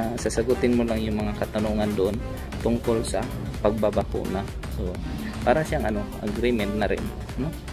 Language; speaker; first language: Filipino; native; Filipino